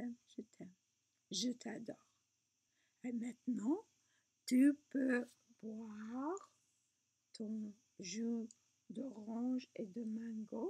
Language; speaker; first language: French; non-native, learner; English